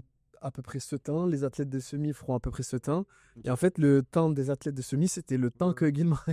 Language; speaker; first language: French; native; French